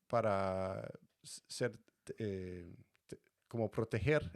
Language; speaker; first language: Spanish; non-native, fluent; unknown